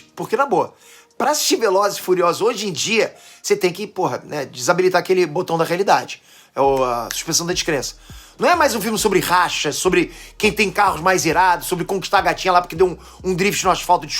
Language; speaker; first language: Portuguese; native; Portuguese